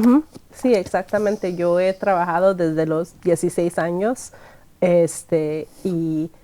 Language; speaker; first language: Spanish; early bilingual, heritage; Spanish